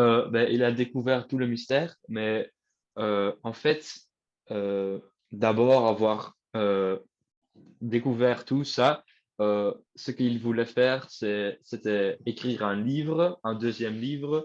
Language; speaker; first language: French; non-native, learner; Dutch